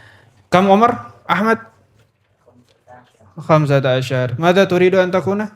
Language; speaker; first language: Arabic; non-native, learner; Indonesian